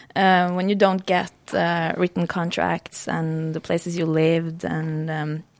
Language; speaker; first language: English; non-native, fluent; Norwegian